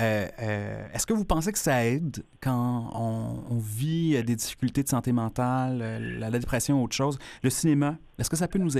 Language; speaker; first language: French; native; French